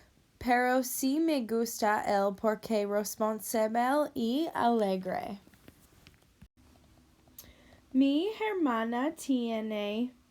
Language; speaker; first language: Spanish; non-native, learner; English